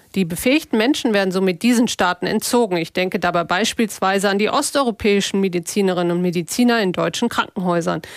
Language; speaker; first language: German; native; German